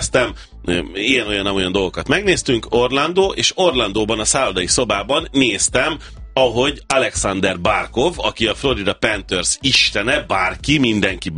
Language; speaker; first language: Hungarian; native; Hungarian